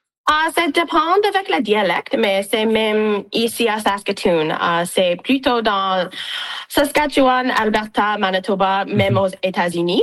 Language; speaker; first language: French; non-native, local second language; English